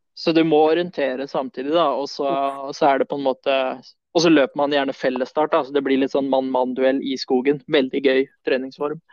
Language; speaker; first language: Norwegian; early bilingual, other home language; Swedish